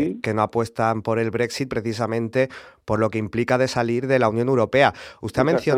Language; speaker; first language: Spanish; native; Spanish